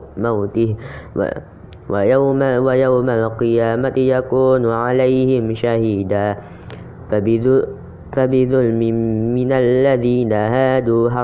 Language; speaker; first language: Arabic; non-native, learner; Indonesian